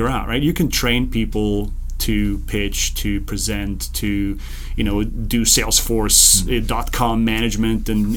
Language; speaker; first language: English; non-native, fluent; Serbian